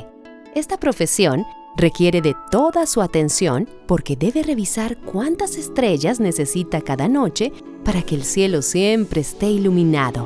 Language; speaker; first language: Spanish; native; Spanish